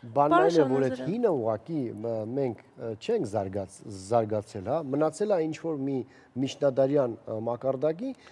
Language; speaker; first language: Armenian; native; Armenian